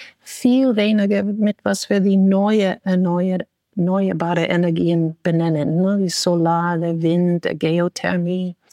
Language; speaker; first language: German; non-native, fluent; English